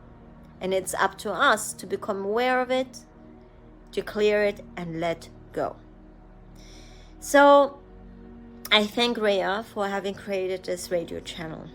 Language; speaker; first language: English; non-native, fluent; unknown